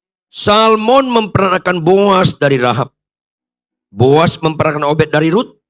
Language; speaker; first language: Indonesian; native; Indonesian